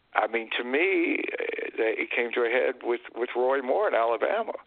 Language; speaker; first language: English; native; English